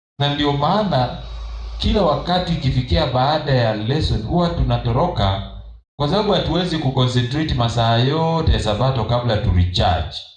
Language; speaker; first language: Swahili; non-native, local second language; Kamba